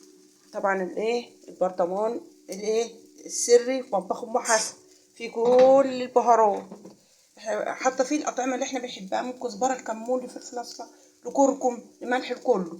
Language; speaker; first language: Arabic; native; Arabic